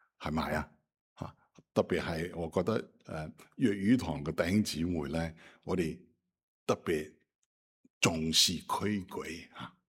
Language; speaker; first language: Cantonese; non-native, fluent; Chinese